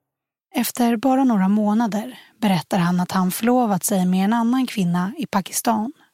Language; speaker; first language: Swedish; native; Swedish